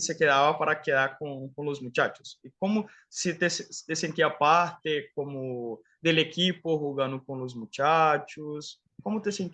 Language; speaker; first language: Spanish; non-native, fluent; Portuguese